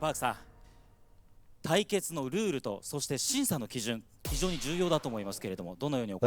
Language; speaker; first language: Japanese; native; Japanese